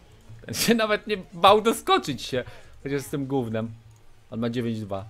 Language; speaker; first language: Polish; native; Polish